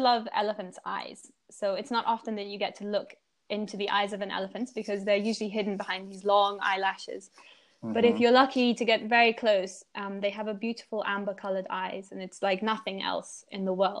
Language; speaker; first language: English; native; English